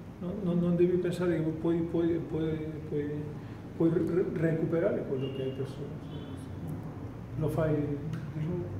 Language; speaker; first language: Italian; non-native, fluent; Spanish